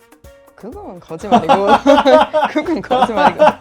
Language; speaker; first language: Korean; non-native, fluent; Swedish